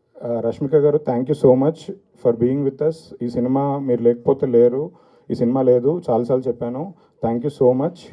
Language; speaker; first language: Telugu; native; Telugu